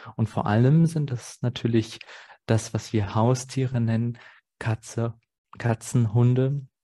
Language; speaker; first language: German; native; German